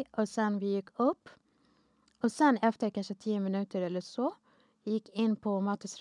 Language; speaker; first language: Swedish; non-native, fluent; Arabic